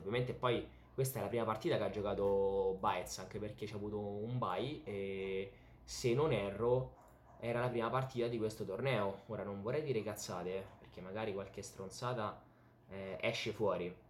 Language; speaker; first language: Italian; native; Italian